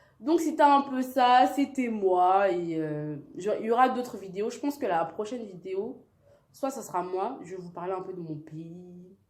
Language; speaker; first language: French; early bilingual, other home language; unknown